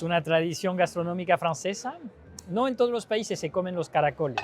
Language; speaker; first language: Spanish; non-native, fluent; French